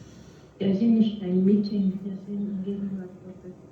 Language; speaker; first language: German; non-native, fluent; French